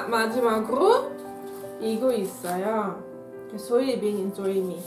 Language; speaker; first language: Korean; non-native, learner; Dutch